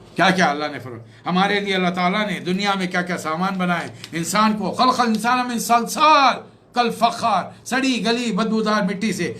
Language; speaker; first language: Urdu; native; Urdu